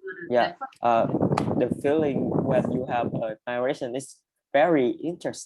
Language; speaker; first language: English; non-native, learner; Vietnamese